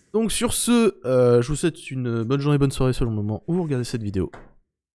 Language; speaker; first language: French; native; French